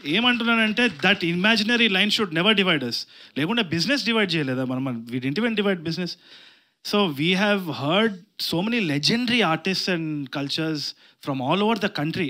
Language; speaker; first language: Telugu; native; Telugu